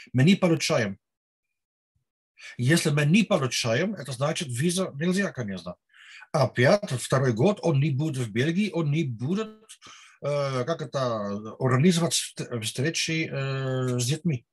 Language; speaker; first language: Russian; non-native, learner; Dutch